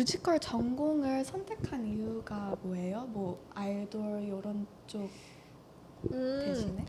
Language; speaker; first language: Korean; early bilingual, heritage; Korean